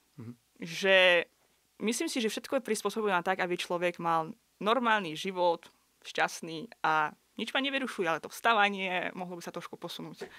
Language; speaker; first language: Slovak; non-native, fluent; Azerbaijani